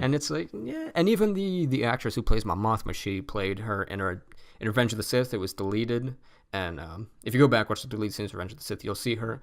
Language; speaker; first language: English; native; English